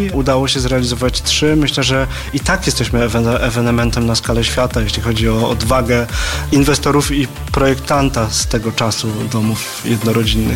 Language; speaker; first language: Polish; native; Polish